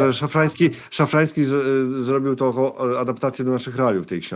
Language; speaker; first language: Polish; native; Polish